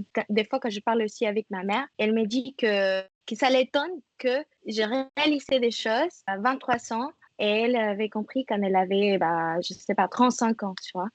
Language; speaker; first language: French; non-native, fluent; Spanish